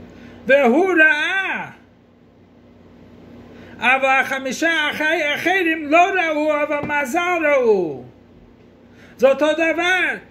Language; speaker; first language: Hebrew; non-native, fluent; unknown